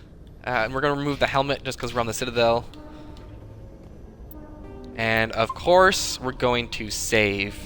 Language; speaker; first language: English; native; English